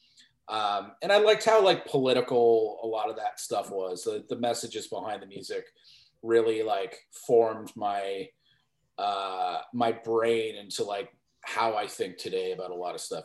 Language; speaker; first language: English; native; English